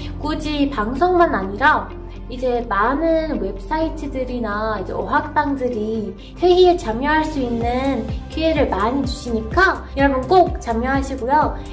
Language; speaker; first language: Korean; non-native, fluent; Persian